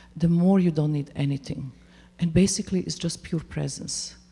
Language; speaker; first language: English; non-native, fluent; Serbian